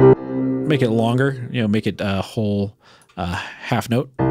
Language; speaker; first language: English; native; English